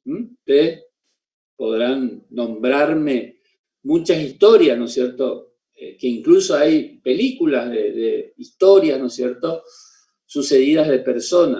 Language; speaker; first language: Spanish; native; Spanish